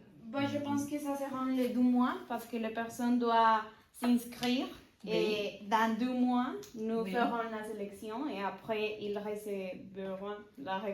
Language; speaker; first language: French; non-native, learner; Spanish